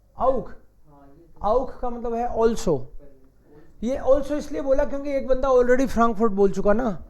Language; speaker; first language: Hindi; native; Hindi